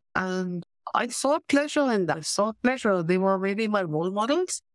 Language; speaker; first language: English; native; English